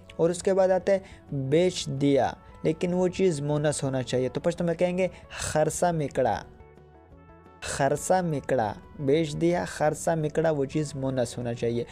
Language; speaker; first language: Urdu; non-native, local second language; Pashto